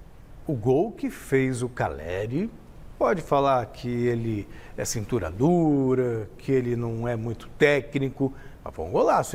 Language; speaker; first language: Portuguese; native; Portuguese